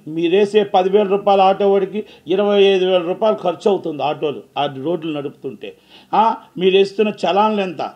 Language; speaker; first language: Telugu; native; Telugu